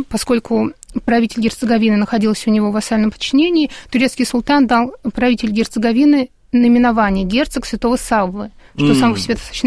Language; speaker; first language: Russian; native; Russian